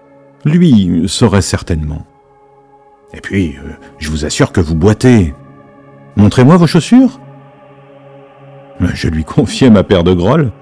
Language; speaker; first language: French; native; French